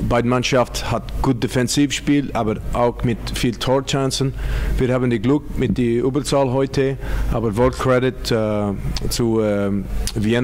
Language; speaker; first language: German; non-native, learner; English